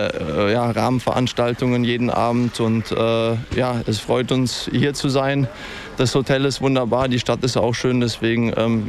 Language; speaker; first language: German; native; German